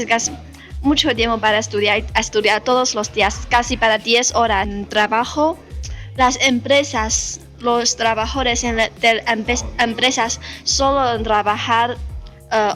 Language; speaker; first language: Spanish; non-native, learner; Chinese